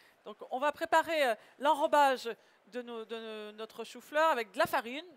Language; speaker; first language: French; native; French